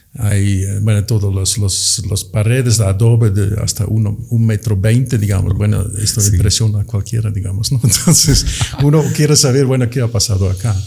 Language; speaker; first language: Spanish; non-native, fluent; Dutch